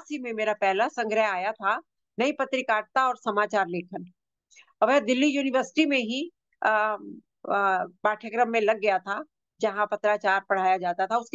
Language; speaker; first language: Hindi; native; Hindi